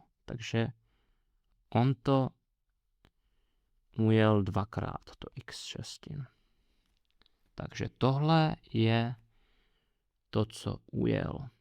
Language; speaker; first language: Czech; native; Czech